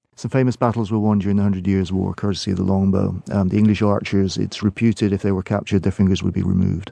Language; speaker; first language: English; native; English